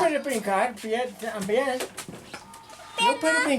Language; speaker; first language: Spanish; non-native, learner; English